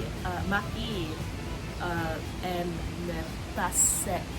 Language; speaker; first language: French; non-native, learner; English